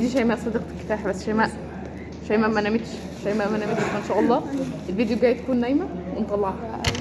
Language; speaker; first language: Arabic; native; Arabic